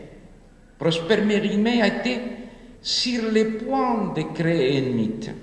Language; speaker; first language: French; non-native, fluent; Spanish